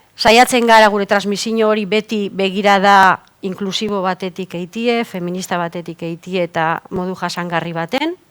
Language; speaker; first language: Basque; native; Basque